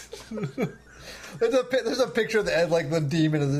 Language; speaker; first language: English; native; English